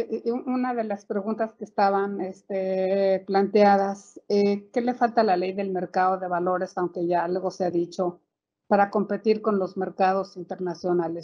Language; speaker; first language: Spanish; native; Spanish